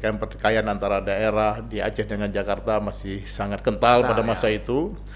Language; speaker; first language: Indonesian; non-native, local second language; Achinese